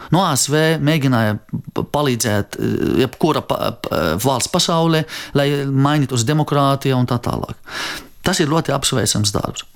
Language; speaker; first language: Latvian; non-native, fluent; Arabic